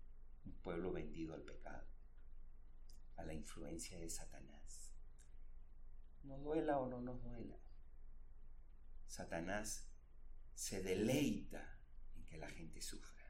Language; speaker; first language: Spanish; native; Spanish